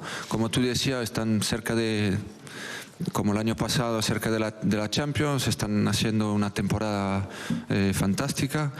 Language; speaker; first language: Spanish; non-native, local second language; French